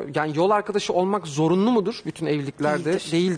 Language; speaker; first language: Turkish; native; Turkish